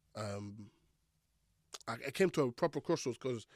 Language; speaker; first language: English; native; English